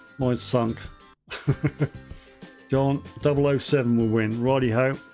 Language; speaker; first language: English; native; English